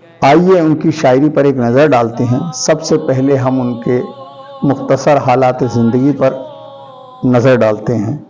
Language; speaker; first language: Urdu; native; Urdu